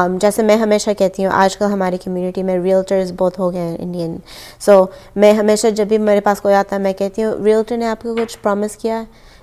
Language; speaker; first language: Hindi; early bilingual, heritage; Hindi